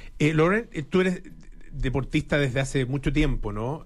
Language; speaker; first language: Spanish; native; Spanish